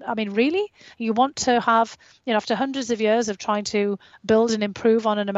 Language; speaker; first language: English; native; English